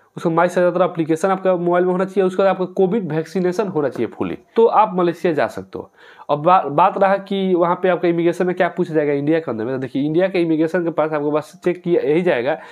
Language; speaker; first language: Hindi; native; Hindi